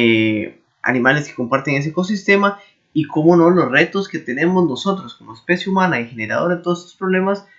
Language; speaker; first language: Spanish; native; Spanish